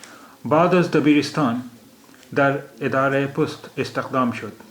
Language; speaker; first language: Persian; non-native, fluent; Urdu